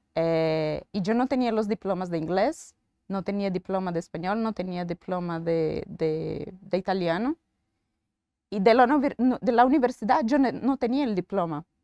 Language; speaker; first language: Spanish; non-native, fluent; Portuguese